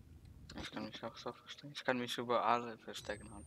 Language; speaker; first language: German; early bilingual, other home language; Polish